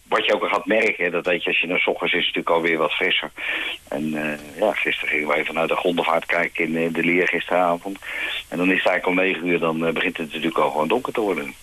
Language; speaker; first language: Dutch; native; Dutch